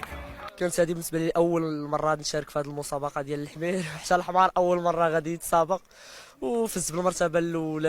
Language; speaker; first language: Arabic; native; Arabic